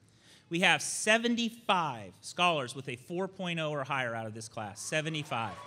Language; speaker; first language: English; native; English